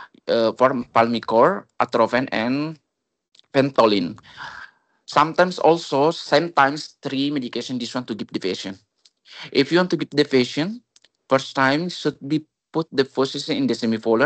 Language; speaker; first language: English; non-native, learner; Indonesian